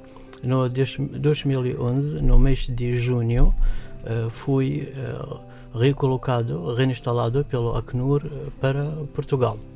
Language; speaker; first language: Portuguese; non-native, fluent; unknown